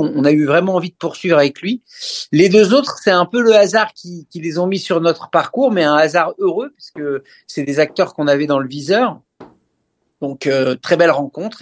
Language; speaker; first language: French; native; French